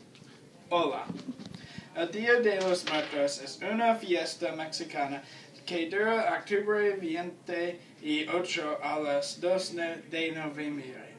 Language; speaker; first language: Spanish; non-native, learner; English